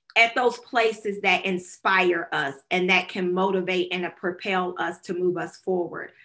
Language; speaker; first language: English; native; English